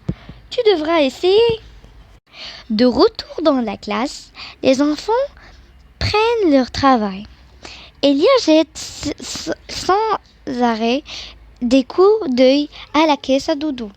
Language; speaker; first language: French; non-native, local second language; Arabic